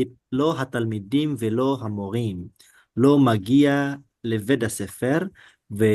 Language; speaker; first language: Hebrew; non-native, learner; Indonesian